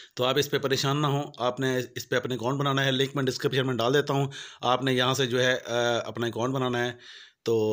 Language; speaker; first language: Urdu; non-native, local second language; Punjabi